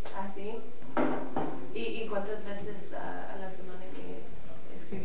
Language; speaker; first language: Spanish; early bilingual, heritage; Spanish